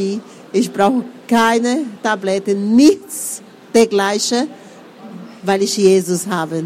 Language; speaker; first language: German; non-native, fluent; Portuguese